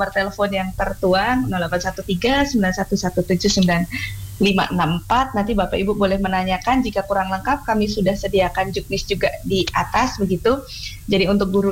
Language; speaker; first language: Indonesian; non-native, local second language; Javanese